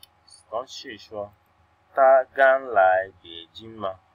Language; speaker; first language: Chinese; non-native, fluent; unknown